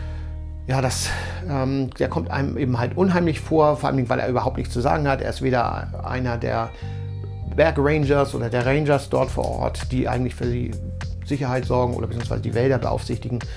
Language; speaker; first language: German; native; German